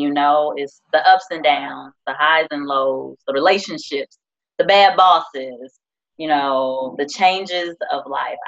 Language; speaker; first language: English; native; English